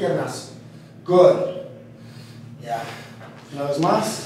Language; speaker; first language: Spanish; early bilingual, heritage; Spanish